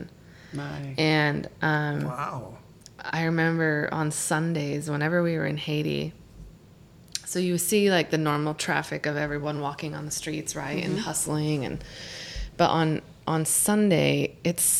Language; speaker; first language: English; native; English